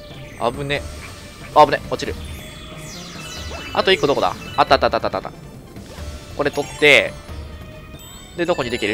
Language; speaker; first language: Japanese; native; Japanese